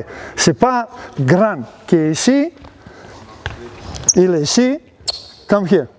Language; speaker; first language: French; non-native, learner; Serbian